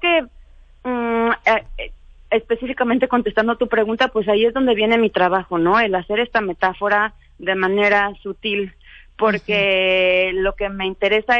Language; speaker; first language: Spanish; native; Spanish